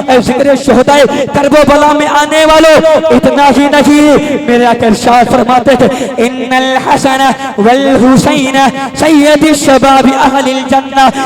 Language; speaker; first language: Hindi; native; Hindi